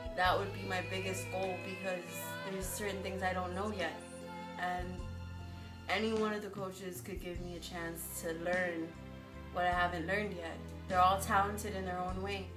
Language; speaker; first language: English; native; English